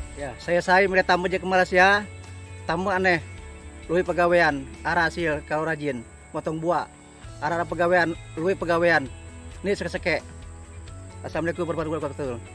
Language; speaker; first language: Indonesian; non-native, local second language; Sasak